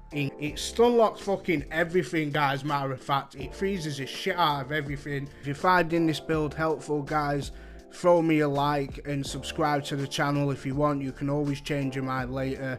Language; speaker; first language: English; native; English